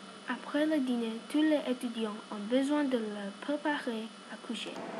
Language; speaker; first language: French; non-native, learner; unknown